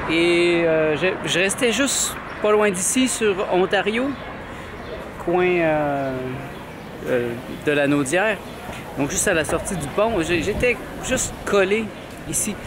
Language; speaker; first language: French; native; French